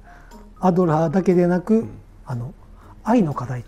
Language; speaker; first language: Japanese; native; Japanese